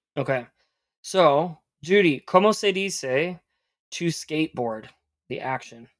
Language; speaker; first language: Spanish; non-native, fluent; English